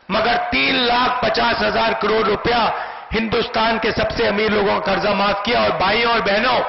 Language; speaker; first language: Hindi; native; Hindi